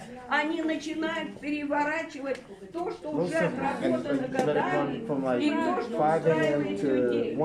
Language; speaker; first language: Russian; native; Russian